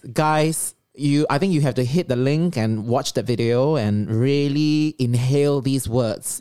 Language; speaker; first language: English; non-native, local second language; Chinese